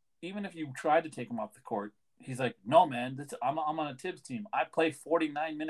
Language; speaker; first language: English; native; English